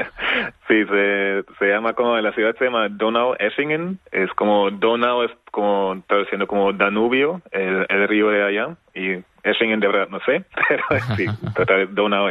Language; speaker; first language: Spanish; non-native, fluent; German